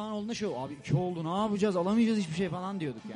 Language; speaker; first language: Turkish; native; Turkish